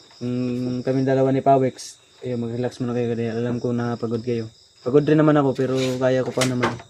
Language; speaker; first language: Filipino; non-native, local second language; Cebuano